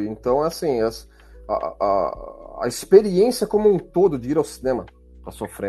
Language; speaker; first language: Portuguese; native; Portuguese